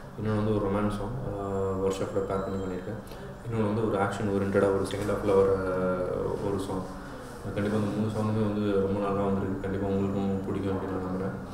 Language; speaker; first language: Tamil; native; Tamil